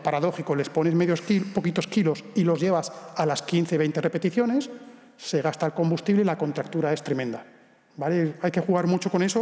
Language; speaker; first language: Spanish; native; Spanish